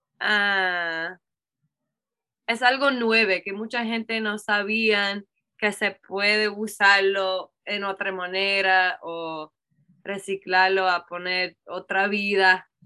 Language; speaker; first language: Spanish; non-native, learner; English